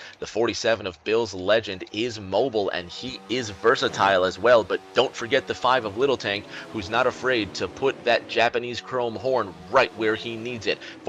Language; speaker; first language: English; native; English